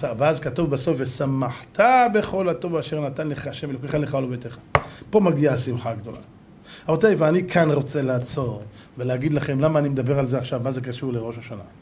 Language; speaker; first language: Hebrew; native; Hebrew